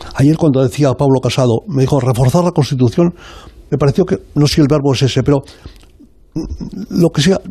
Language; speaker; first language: Spanish; native; Spanish